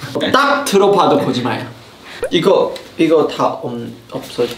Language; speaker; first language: Korean; non-native, fluent; Chinese